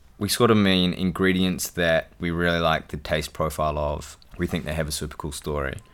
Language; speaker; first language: English; native; English